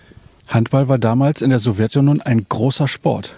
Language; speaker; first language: German; native; German